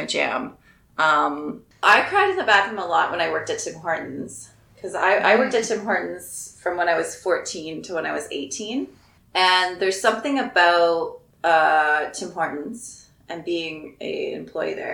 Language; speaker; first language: English; native; English